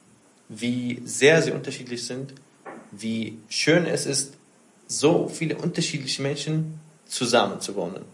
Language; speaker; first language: German; non-native, fluent; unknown